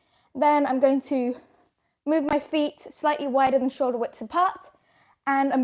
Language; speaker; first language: English; native; English